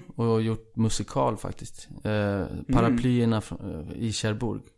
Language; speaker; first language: Swedish; early bilingual, other home language; Icelandic